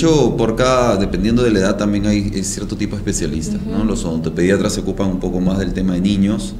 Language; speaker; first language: Spanish; native; Spanish